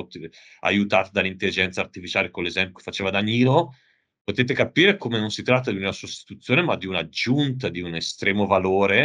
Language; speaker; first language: Italian; native; Italian